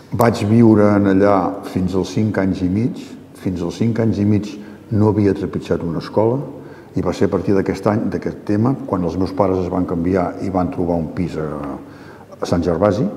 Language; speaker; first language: Catalan; native; Catalan